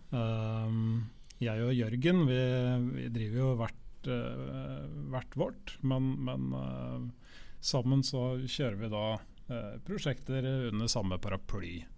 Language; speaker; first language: Norwegian; native; Norwegian